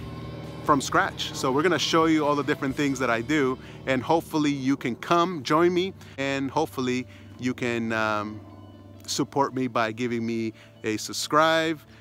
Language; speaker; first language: English; early bilingual, other home language; Spanish